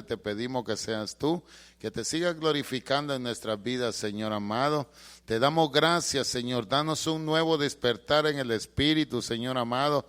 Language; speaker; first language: Spanish; native; Spanish